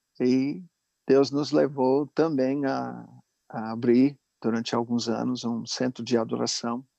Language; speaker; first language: Portuguese; non-native, fluent; English